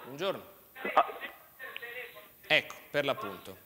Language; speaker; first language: Italian; native; Italian